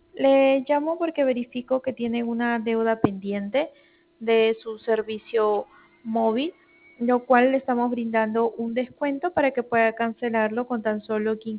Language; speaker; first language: Spanish; native; Spanish